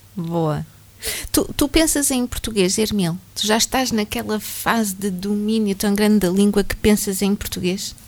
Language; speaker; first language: Portuguese; native; Portuguese